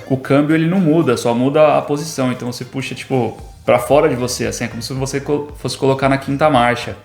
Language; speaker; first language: Portuguese; native; Portuguese